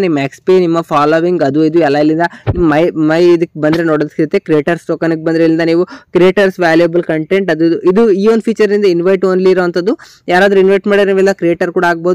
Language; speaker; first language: Kannada; native; Kannada